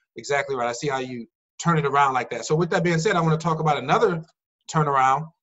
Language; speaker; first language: English; native; English